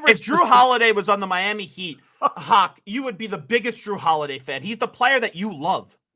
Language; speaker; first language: English; native; English